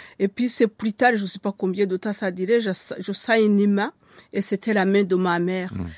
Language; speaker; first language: French; non-native, local second language; Kinyarwanda